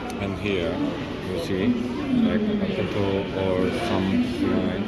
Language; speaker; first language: English; non-native, learner; Turkish